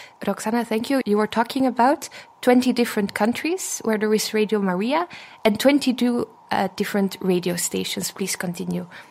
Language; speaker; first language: English; non-native, fluent; Dutch